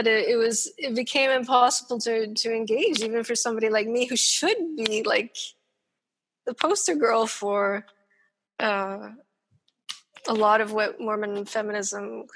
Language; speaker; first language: English; native; English